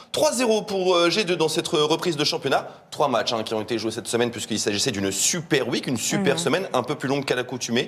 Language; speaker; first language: French; native; French